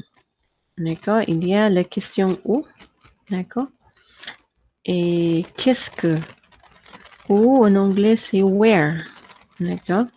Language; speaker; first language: French; non-native, fluent; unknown